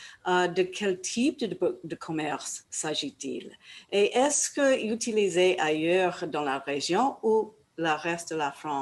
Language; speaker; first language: French; non-native, learner; English